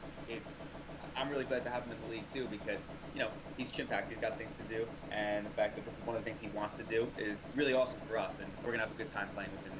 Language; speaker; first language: English; native; English